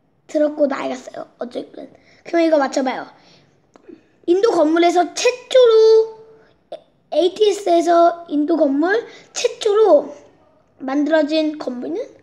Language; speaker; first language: Korean; early bilingual, heritage; Korean